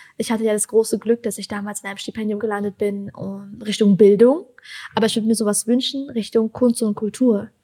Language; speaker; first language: German; early bilingual, other home language; Persian